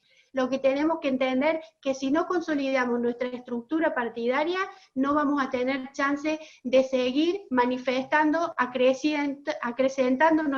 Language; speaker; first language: Spanish; native; Spanish